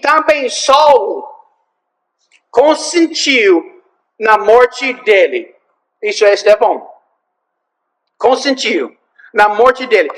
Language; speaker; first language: Portuguese; non-native, fluent; English